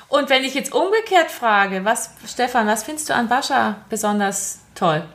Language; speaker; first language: German; native; German